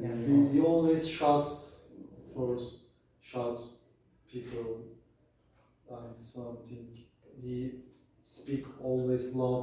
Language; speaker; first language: English; non-native, learner; Turkish